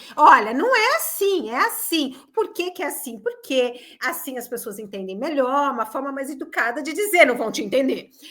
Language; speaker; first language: Portuguese; native; Portuguese